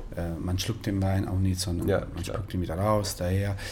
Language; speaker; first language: German; non-native, fluent; Italian